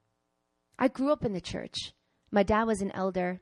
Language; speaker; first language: English; native; English